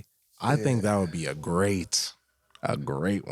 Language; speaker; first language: English; native; English